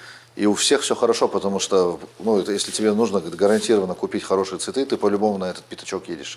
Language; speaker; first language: Russian; native; Russian